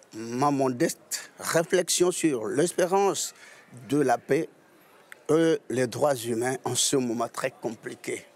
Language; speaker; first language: French; non-native, local second language; Lingala